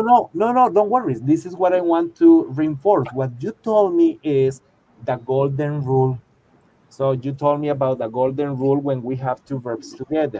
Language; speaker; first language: English; non-native, fluent; Spanish